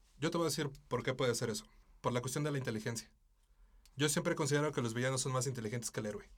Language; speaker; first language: Spanish; native; Spanish